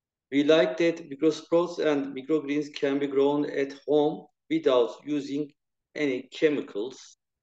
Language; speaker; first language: English; non-native, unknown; Turkish